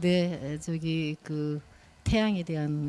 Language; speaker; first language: Korean; native; Korean